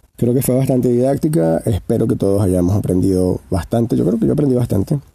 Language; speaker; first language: Spanish; native; Spanish